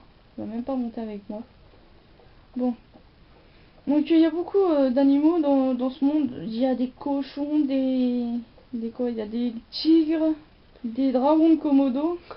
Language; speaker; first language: French; native; French